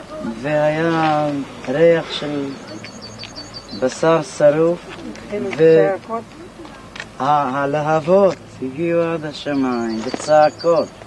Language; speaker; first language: Hebrew; non-native, fluent; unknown